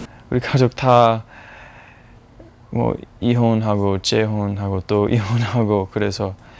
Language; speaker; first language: Korean; non-native, learner; English